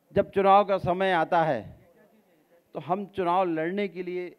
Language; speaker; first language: Hindi; native; Hindi